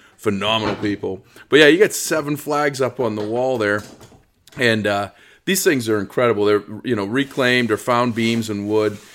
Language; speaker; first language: English; native; English